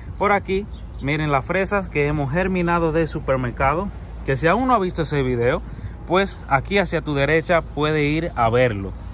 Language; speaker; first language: Spanish; native; Spanish